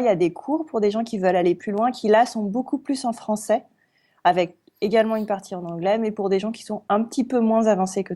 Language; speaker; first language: French; native; French